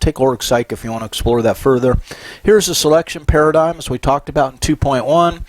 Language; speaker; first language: English; native; English